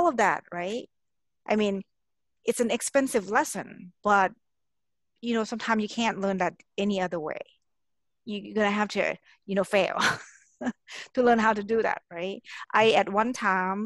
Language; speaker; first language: English; non-native, fluent; Thai